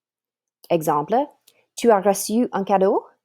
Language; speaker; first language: French; non-native, fluent; English